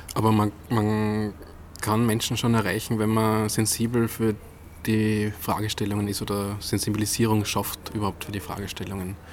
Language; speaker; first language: German; native; German